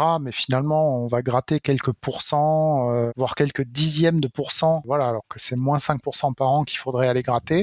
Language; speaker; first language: French; native; French